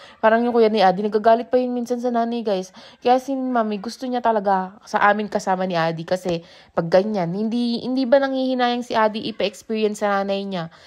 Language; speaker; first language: Filipino; native; Filipino